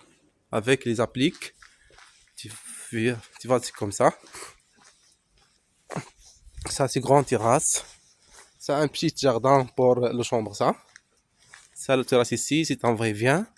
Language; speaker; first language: French; non-native, local second language; Arabic